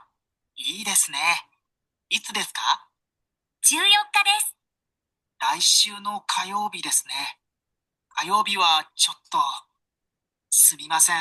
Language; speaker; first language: Japanese; non-native, learner; Sinhala